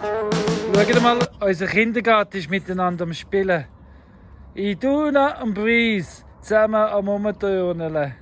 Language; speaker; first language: German; native; German